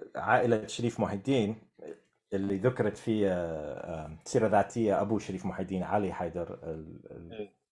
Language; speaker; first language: Arabic; non-native, fluent; English